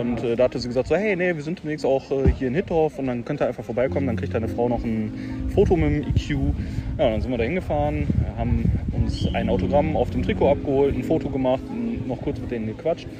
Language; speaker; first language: German; native; German